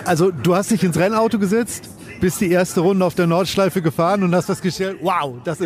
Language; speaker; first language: German; native; German